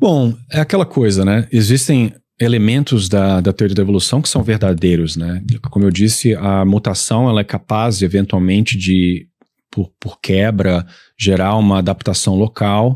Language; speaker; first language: Portuguese; native; Portuguese